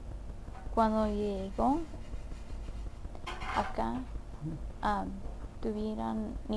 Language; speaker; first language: Spanish; early bilingual, heritage; Spanish